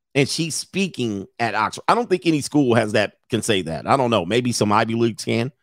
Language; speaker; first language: English; native; English